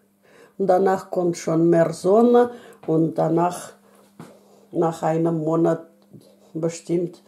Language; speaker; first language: German; non-native, fluent; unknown